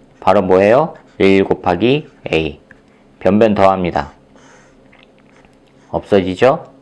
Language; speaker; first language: Korean; native; Korean